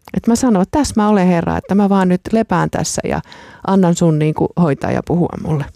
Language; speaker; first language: Finnish; native; Finnish